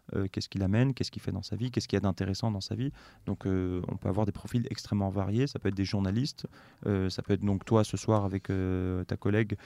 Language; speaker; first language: French; native; French